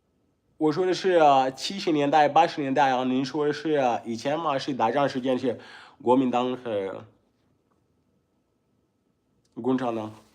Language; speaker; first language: Chinese; non-native, learner; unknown